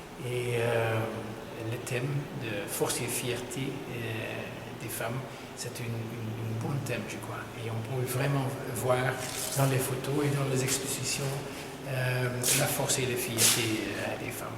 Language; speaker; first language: French; non-native, fluent; Dutch